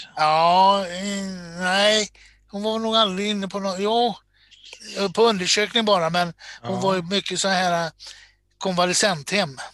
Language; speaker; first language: Swedish; native; Swedish